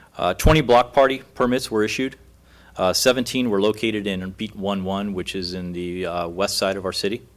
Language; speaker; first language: English; native; English